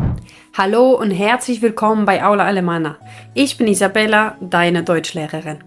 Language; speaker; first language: German; non-native, fluent; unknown